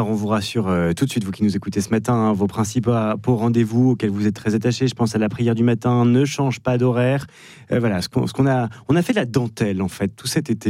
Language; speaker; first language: French; native; French